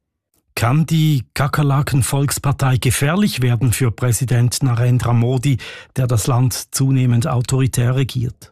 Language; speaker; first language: German; native; German